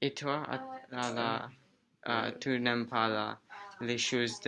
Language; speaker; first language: French; non-native, learner; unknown